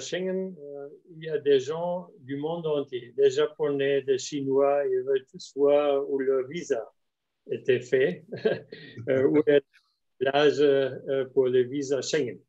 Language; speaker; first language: French; non-native, fluent; German